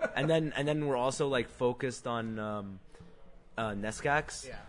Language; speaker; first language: English; non-native, fluent; Arabic